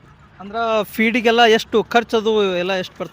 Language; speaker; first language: Kannada; native; Kannada